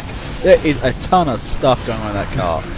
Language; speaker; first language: English; native; English